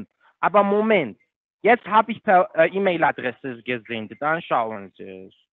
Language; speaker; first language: German; non-native, fluent; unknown